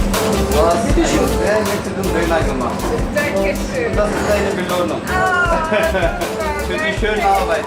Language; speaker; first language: German; non-native, fluent; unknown